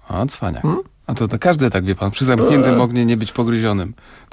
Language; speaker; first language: Polish; native; Polish